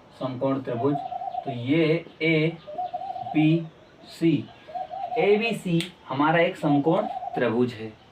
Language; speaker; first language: Hindi; native; Hindi